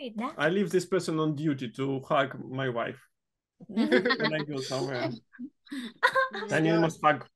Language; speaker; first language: English; non-native, fluent; Russian